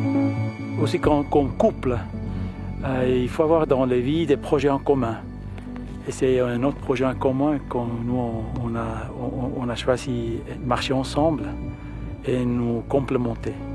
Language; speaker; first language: French; early bilingual, heritage; Spanish